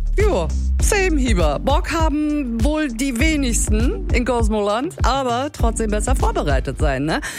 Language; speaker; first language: German; native; German